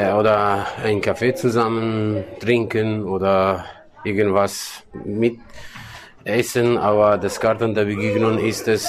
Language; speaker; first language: German; non-native, learner; Kurdish